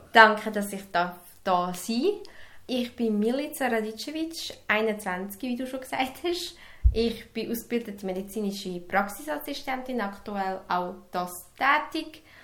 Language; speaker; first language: German; early bilingual, other home language; Serbian